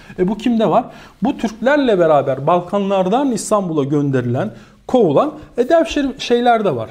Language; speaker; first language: Turkish; native; Turkish